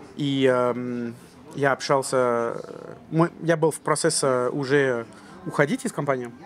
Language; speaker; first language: Russian; non-native, learner; French